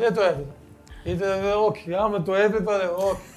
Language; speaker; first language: Greek; non-native, fluent; Portuguese